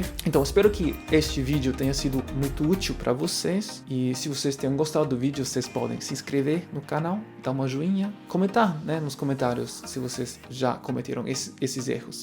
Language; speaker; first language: Portuguese; non-native, fluent; German